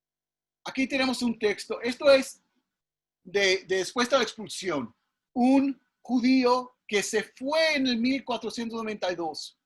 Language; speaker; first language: Spanish; early bilingual, heritage; English